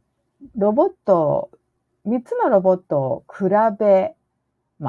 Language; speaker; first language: Japanese; non-native, fluent; English